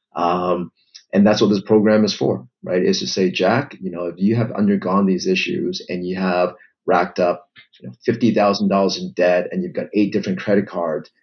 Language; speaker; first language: English; native; English